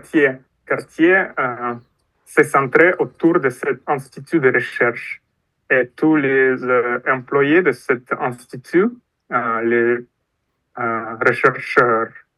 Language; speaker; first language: French; non-native, fluent; Russian